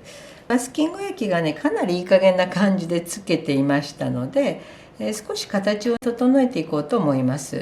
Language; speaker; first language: Japanese; native; Japanese